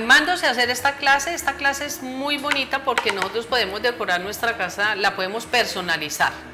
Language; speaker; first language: Spanish; native; Spanish